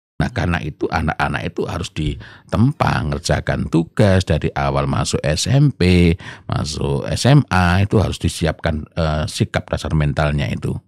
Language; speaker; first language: Indonesian; non-native, local second language; Javanese